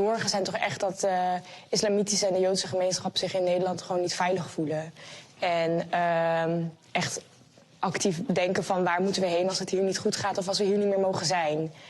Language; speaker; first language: Dutch; native; Dutch